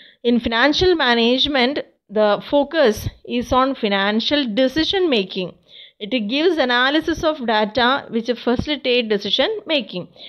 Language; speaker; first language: English; non-native, local second language; Malayalam